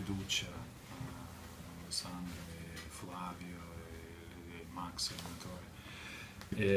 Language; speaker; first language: Italian; non-native, fluent; Lithuanian